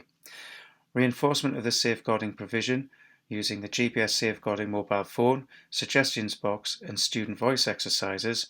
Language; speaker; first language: English; native; English